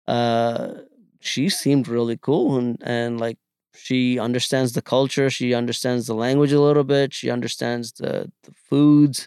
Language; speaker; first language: English; non-native, local second language; Malayalam